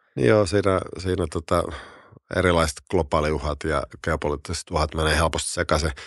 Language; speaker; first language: Finnish; native; Finnish